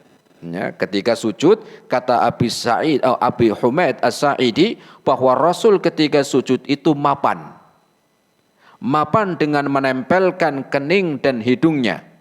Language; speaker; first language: Indonesian; native; Indonesian